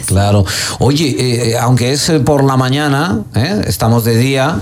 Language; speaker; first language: Spanish; native; Spanish